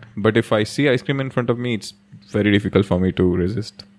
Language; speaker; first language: English; non-native, local second language; Hindi